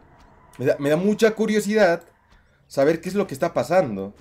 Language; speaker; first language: Spanish; native; Spanish